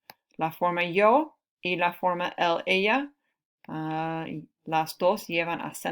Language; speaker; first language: Spanish; non-native, fluent; English